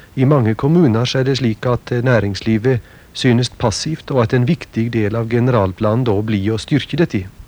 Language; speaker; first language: Norwegian; native; Norwegian